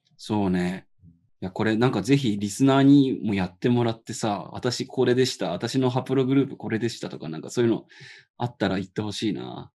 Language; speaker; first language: Japanese; native; Japanese